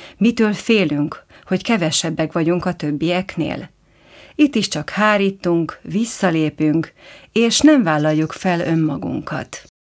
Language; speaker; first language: Hungarian; native; Hungarian